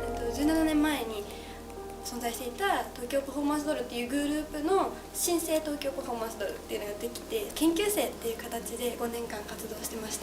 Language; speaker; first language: Japanese; native; Japanese